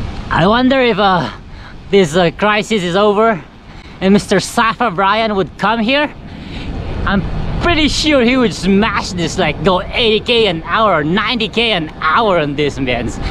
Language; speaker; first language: English; non-native, local second language; Filipino